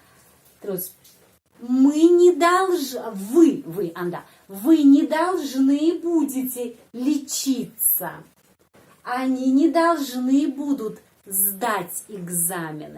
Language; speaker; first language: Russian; non-native, fluent; Indonesian